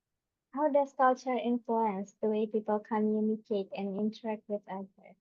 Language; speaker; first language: English; non-native, fluent; Indonesian